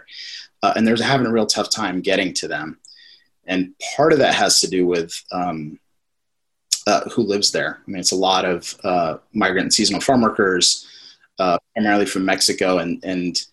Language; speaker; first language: English; native; English